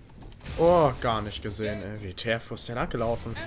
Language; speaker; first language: German; native; German